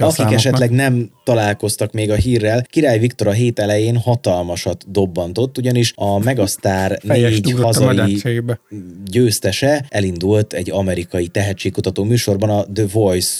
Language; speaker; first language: Hungarian; native; Hungarian